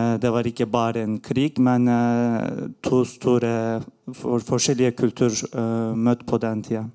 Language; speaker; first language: Norwegian; non-native, learner; Turkish